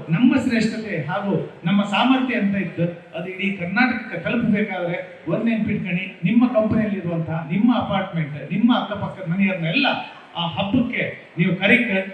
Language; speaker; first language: Kannada; native; Kannada